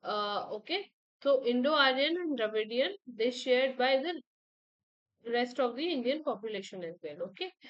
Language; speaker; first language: Hindi; native; Hindi